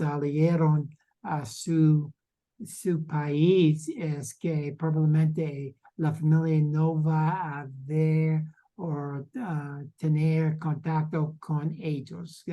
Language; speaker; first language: Spanish; non-native, learner; English